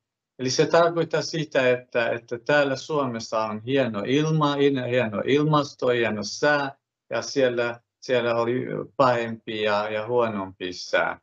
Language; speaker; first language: Finnish; non-native, fluent; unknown